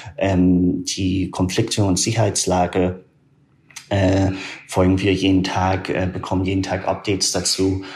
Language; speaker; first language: German; non-native, fluent; English